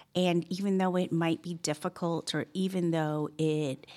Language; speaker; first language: English; native; English